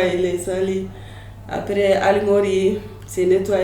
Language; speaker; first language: French; non-native, learner; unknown